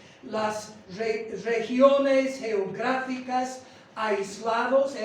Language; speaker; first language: Spanish; non-native, fluent; English